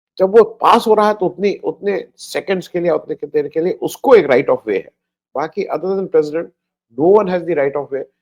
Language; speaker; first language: Hindi; native; Hindi